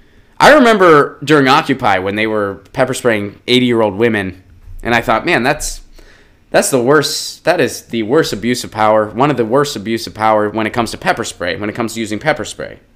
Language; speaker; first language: English; native; English